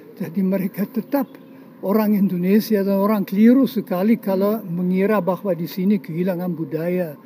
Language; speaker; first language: Indonesian; non-native, fluent; German